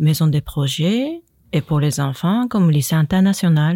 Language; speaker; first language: French; non-native, fluent; Japanese